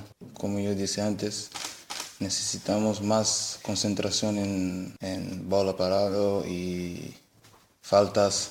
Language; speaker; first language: Spanish; non-native, learner; Portuguese